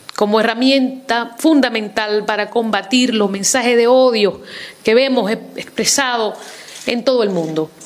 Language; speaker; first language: Spanish; early bilingual, heritage; Spanish